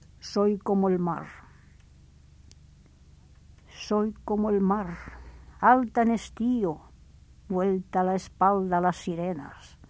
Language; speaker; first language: Spanish; native; Spanish